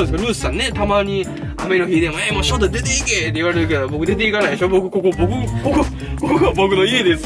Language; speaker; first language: Japanese; native; Japanese